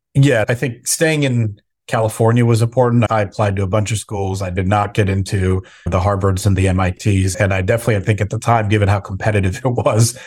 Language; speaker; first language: English; native; English